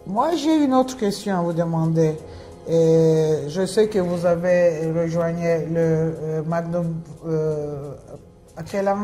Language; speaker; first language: French; non-native, fluent; Turkish